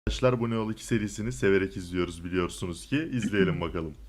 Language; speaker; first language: Turkish; native; Turkish